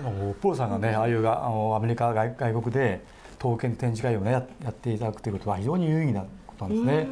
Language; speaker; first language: Japanese; native; Japanese